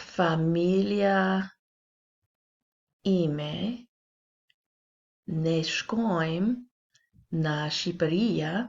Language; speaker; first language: Albanian; non-native, learner; English